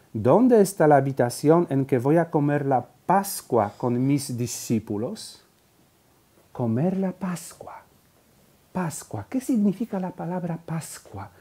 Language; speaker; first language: Spanish; non-native, fluent; Polish